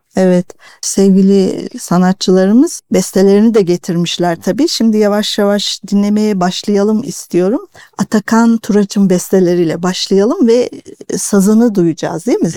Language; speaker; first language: Turkish; native; Turkish